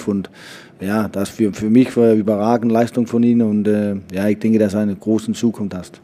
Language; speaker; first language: German; non-native, fluent; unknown